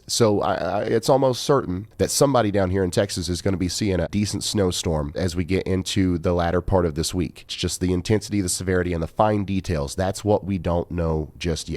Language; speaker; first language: English; native; English